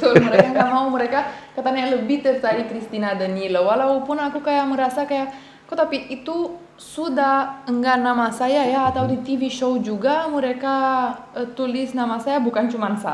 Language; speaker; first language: Indonesian; non-native, fluent; Romanian